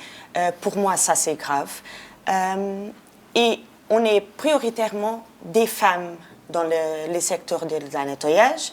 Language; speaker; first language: French; non-native, fluent; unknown